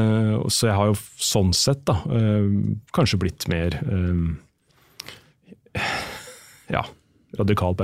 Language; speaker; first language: Norwegian; native; Norwegian